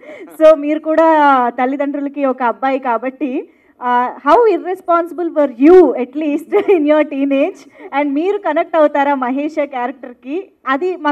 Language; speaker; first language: Telugu; native; Telugu